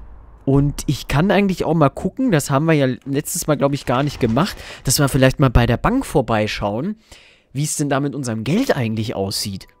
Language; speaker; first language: German; native; German